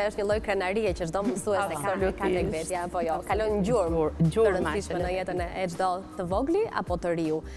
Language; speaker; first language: Albanian; native; Albanian